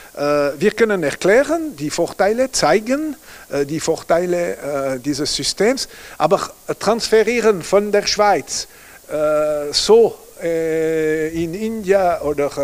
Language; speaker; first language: German; non-native, local second language; French